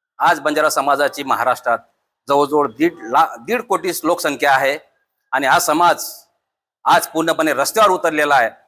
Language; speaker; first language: Marathi; non-native, local second language; Lambadi